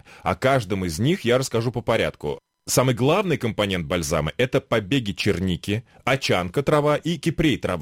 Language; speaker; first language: Russian; native; Russian